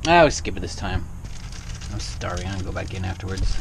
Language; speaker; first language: English; native; English